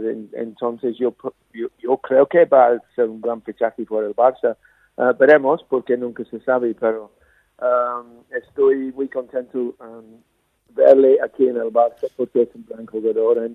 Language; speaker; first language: Spanish; non-native, fluent; English